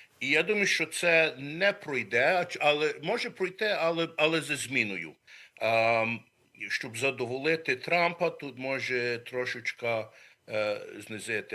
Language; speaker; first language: Ukrainian; early bilingual, heritage; Ukrainian